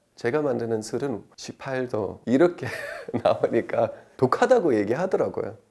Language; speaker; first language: Korean; non-native, fluent; English